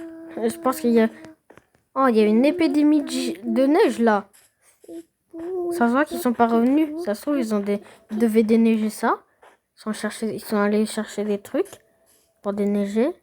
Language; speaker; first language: French; native; French